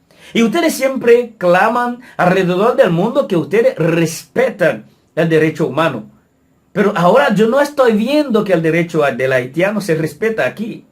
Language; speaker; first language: Spanish; non-native, fluent; Haitian Creole